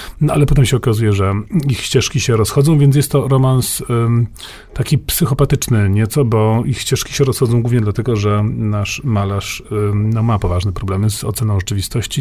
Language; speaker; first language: Polish; native; Polish